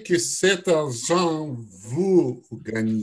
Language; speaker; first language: French; non-native, learner; Russian